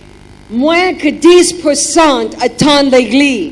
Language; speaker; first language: French; non-native, learner; German